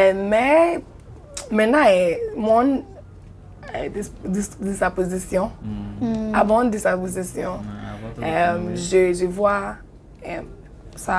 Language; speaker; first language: French; non-native, learner; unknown